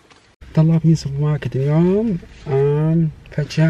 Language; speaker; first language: Arabic; non-native, learner; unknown